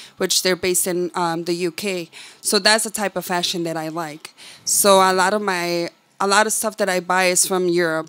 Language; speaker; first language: English; early bilingual, other home language; Spanish